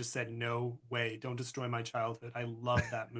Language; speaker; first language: English; native; English